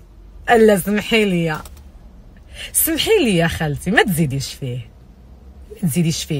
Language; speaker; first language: Arabic; native; Arabic